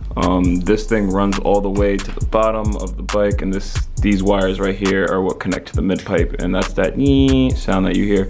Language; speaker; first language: English; native; English